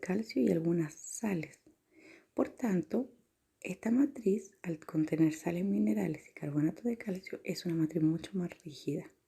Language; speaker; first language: Spanish; native; Spanish